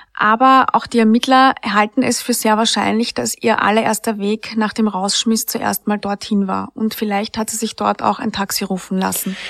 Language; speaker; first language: German; native; German